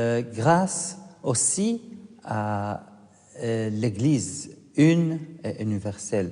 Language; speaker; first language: French; non-native, fluent; Arabic